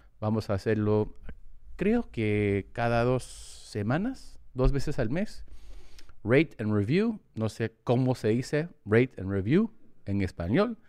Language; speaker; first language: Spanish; early bilingual, heritage; English